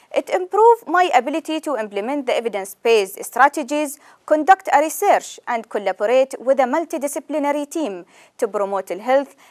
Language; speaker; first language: English; non-native, fluent; Arabic